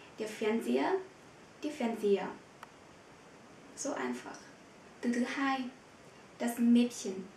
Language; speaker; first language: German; non-native, fluent; Vietnamese